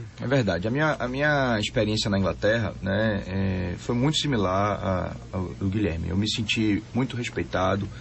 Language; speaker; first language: Portuguese; native; Portuguese